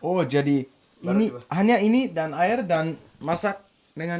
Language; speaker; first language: Indonesian; non-native, learner; Danish